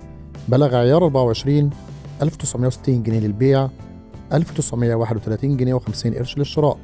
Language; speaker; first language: Arabic; native; Arabic